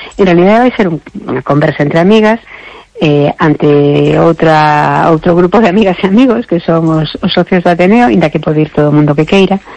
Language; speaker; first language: Galician; non-native, local second language; Spanish